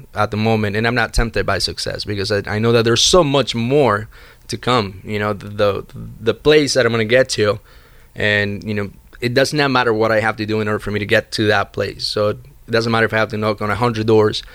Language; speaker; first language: English; early bilingual, other home language; Spanish